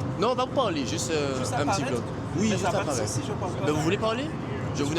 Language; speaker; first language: French; native; French